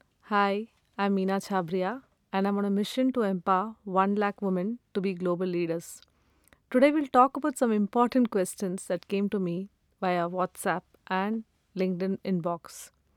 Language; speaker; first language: English; non-native, local second language; Tamil